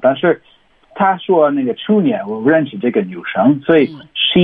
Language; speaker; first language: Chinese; non-native, learner; English